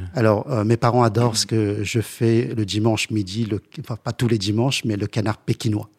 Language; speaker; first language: French; early bilingual, other home language; Chinese